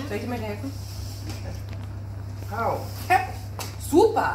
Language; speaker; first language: German; native; German